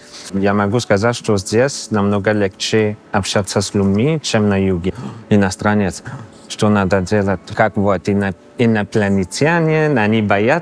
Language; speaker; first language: Russian; non-native, fluent; English